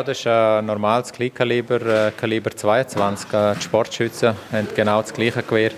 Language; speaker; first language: German; native; German